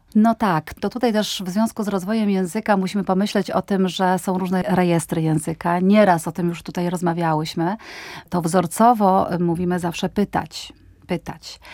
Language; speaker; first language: Polish; native; Polish